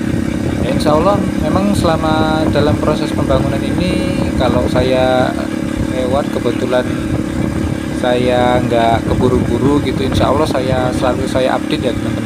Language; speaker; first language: Indonesian; native; Indonesian